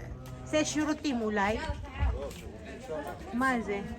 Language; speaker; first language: Hebrew; non-native, learner; Filipino